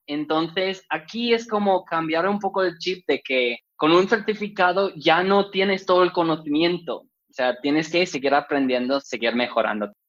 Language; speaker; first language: Spanish; non-native, fluent; English